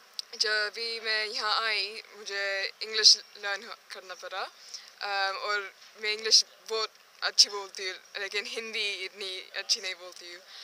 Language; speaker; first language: Hindi; early bilingual, heritage; Hindi